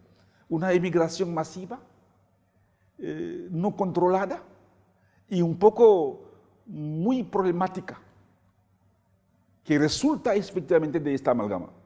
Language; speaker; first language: Spanish; non-native, fluent; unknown